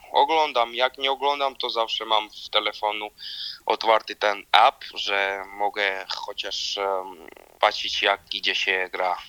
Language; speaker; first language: Polish; non-native, learner; Georgian